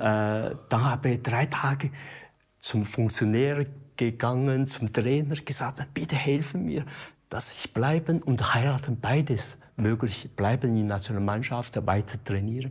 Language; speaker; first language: German; non-native, learner; Chinese